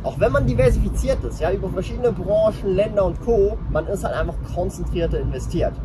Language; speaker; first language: German; native; German